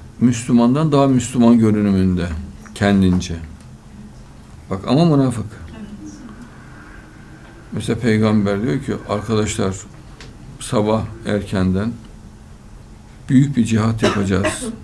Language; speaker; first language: Turkish; native; Turkish